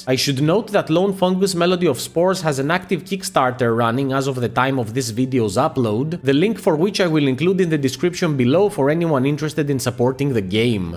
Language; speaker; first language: English; native; English